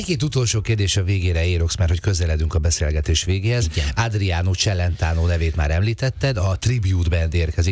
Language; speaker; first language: Hungarian; native; Hungarian